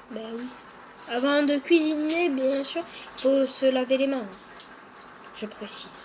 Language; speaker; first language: French; native; French